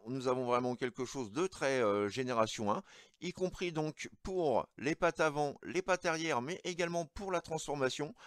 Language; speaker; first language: French; native; French